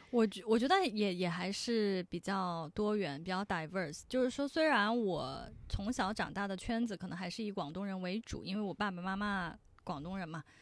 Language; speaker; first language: Chinese; non-native, local second language; Cantonese